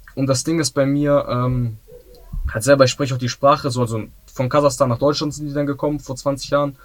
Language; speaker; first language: German; native; German